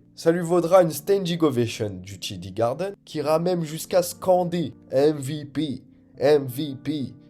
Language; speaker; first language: French; native; French